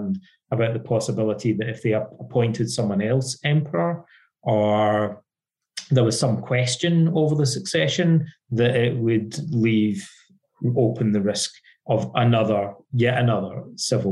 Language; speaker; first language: English; native; English